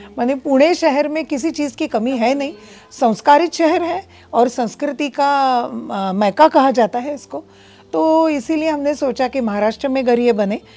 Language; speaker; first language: Hindi; non-native, local second language; Marathi